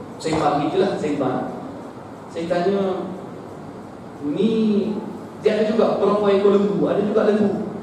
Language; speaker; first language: Malay; non-native, fluent; Arabic